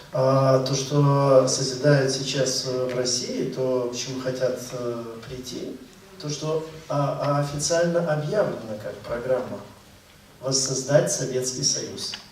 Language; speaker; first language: Russian; native; Russian